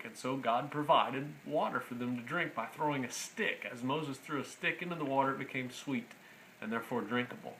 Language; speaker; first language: English; native; English